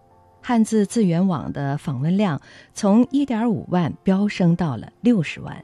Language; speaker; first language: Chinese; native; Chinese